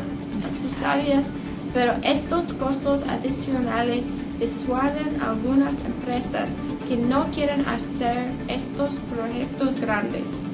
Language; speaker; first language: Spanish; non-native, learner; English